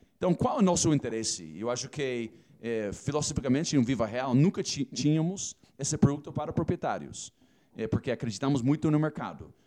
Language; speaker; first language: Portuguese; non-native, fluent; English